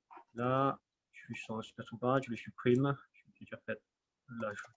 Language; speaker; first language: French; non-native, fluent; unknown